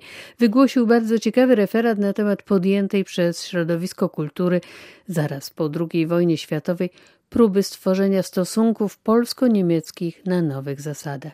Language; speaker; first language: Polish; native; Polish